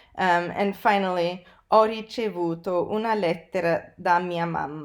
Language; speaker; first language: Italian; non-native, fluent; English